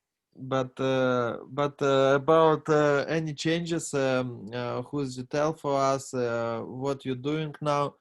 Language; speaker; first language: English; non-native, learner; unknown